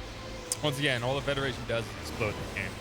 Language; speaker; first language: English; native; English